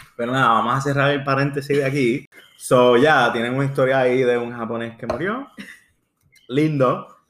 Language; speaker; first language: Spanish; early bilingual, heritage; Spanish